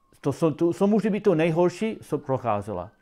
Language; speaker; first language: Czech; non-native, learner; English